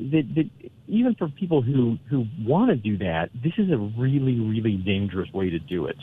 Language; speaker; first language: English; native; English